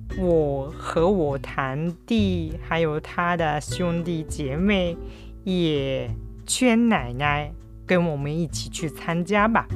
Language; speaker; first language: Chinese; non-native, fluent; Japanese